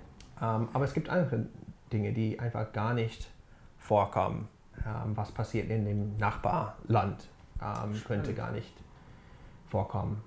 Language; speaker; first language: German; non-native, fluent; English